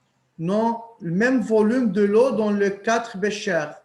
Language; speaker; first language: French; non-native, local second language; Arabic